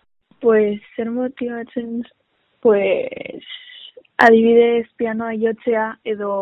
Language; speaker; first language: Basque; non-native, local second language; Spanish